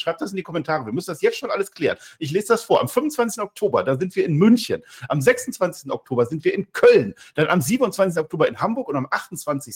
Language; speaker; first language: German; native; German